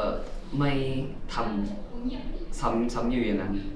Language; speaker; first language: Thai; native; Thai